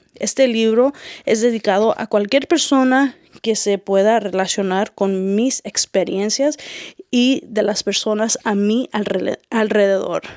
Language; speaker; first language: Spanish; early bilingual, heritage; Spanish